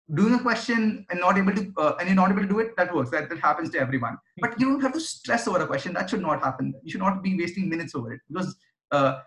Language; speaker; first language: English; non-native, local second language; Hindi